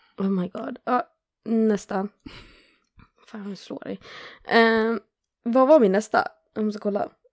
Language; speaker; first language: Swedish; native; Swedish